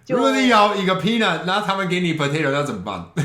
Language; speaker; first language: Chinese; non-native, fluent; English